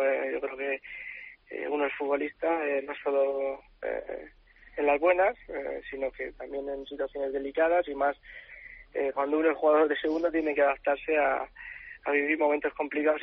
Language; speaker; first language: Spanish; native; Spanish